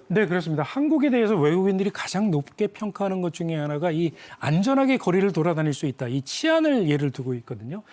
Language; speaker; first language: Korean; native; Korean